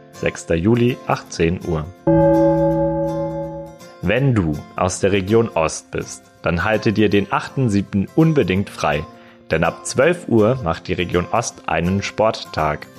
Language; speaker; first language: German; native; German